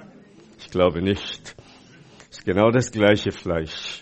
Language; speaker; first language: German; non-native, fluent; Chinese